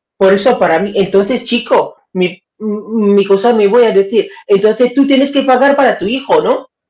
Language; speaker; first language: Spanish; non-native, fluent; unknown